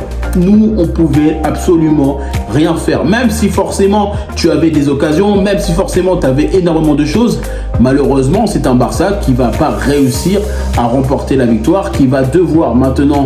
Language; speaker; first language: French; native; French